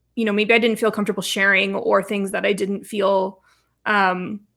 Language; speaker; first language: English; native; English